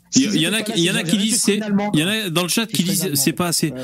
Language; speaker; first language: French; native; French